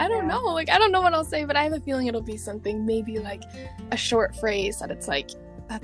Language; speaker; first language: English; native; English